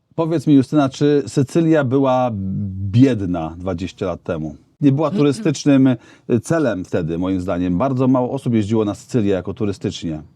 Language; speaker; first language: Polish; native; Polish